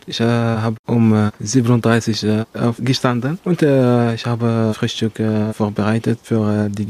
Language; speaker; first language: German; non-native, learner; Arabic